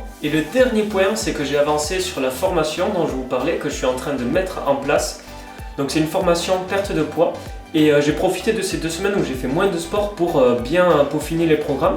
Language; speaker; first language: French; native; French